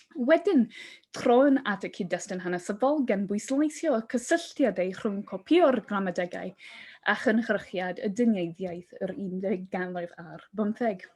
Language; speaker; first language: Welsh; non-native, fluent; English